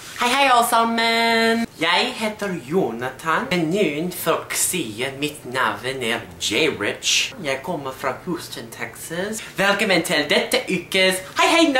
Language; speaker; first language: Norwegian; non-native, learner; English